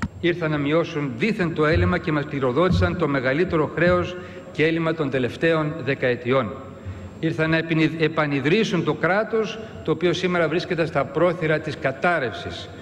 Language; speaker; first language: Greek; early bilingual, heritage; English